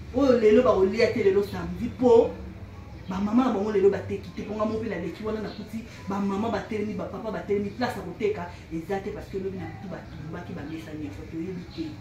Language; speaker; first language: Lingala; native; Lingala